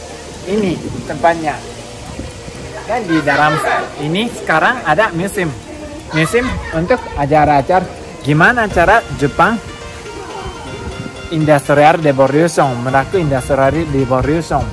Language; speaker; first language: Indonesian; non-native, learner; Japanese